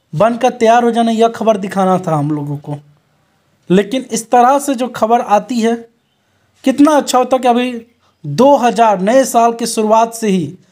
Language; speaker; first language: Hindi; native; Hindi